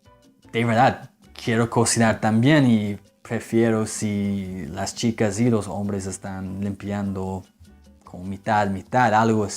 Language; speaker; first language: Spanish; non-native, fluent; English